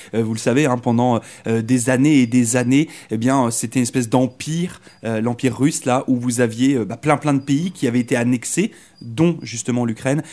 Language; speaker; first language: French; native; French